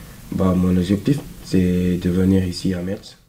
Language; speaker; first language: French; non-native, local second language; Wolof